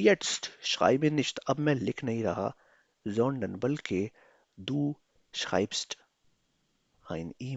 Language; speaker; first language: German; non-native, fluent; Urdu